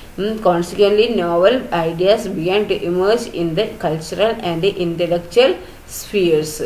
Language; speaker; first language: English; non-native, local second language; Malayalam